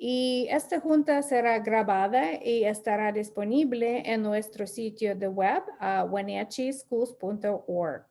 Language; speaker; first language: Spanish; non-native, fluent; English